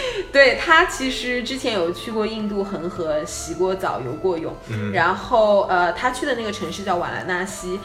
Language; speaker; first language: Chinese; native; Chinese